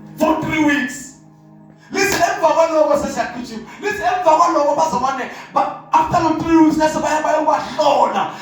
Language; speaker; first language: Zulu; non-native, local second language; Swati